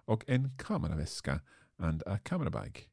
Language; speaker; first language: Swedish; non-native, learner; English